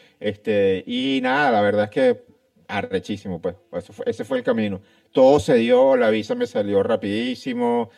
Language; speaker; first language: Spanish; native; Spanish